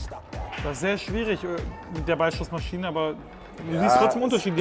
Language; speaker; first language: German; native; German